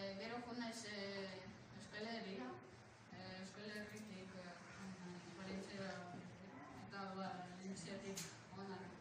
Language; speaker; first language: Basque; non-native, learner; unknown